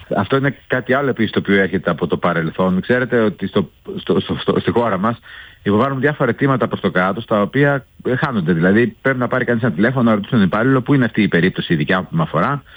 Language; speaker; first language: Greek; native; Greek